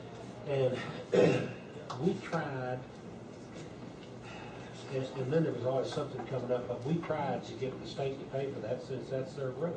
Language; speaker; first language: English; native; English